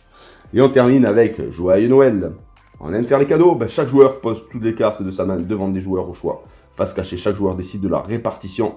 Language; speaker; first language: French; native; French